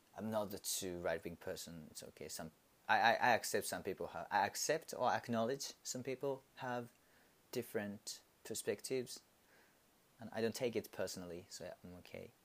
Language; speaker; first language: English; non-native, learner; Japanese